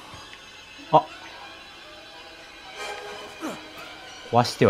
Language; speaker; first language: Japanese; native; Japanese